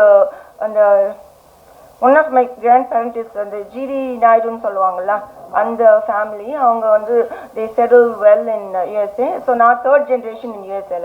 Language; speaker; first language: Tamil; non-native, learner; English